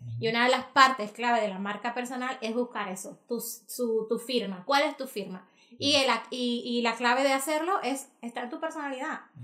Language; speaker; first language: Spanish; native; Spanish